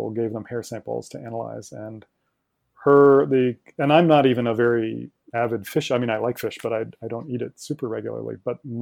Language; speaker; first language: English; native; English